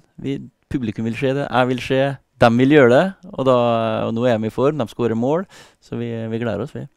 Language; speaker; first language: Norwegian; native; Norwegian